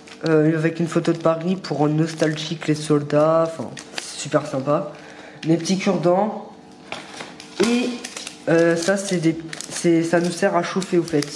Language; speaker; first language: French; native; French